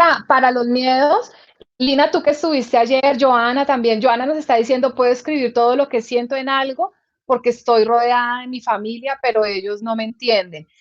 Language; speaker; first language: Spanish; native; Spanish